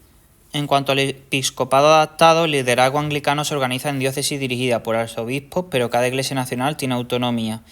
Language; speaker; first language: Spanish; native; Spanish